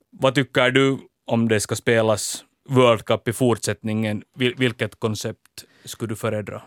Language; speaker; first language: Swedish; native; Swedish